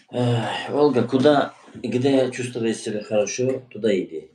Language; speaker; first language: Russian; non-native, learner; Turkish